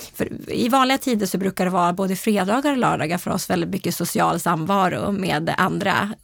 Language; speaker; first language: Swedish; native; Swedish